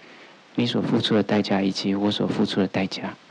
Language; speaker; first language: Chinese; native; Chinese